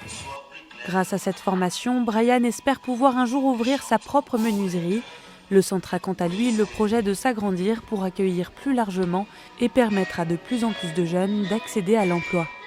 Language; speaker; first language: French; native; French